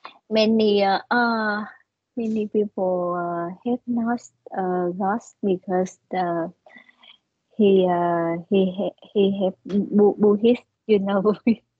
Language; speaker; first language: English; non-native, learner; Vietnamese